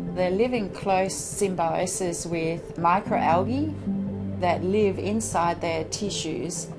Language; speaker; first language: English; non-native, fluent; Danish